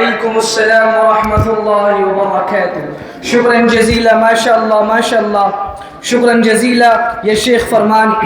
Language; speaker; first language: Arabic; non-native, learner; Urdu